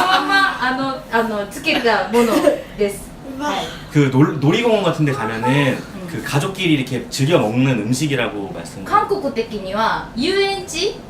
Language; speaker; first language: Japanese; non-native, learner; Korean